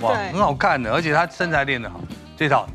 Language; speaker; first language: Chinese; native; Chinese